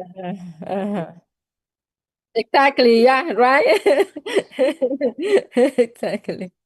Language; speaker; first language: English; non-native, learner; Spanish